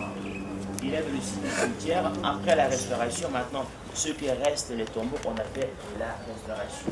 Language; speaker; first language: French; non-native, fluent; Uzbek